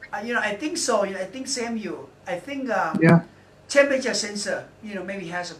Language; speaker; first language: English; non-native, learner; Thai